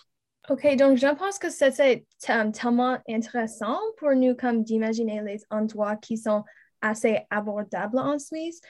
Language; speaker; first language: French; non-native, learner; English